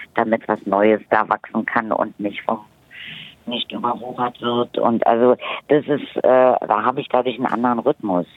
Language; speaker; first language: German; native; German